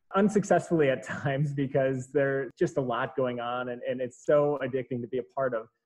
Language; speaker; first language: English; native; English